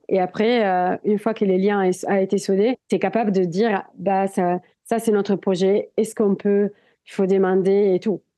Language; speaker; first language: French; non-native, fluent; Italian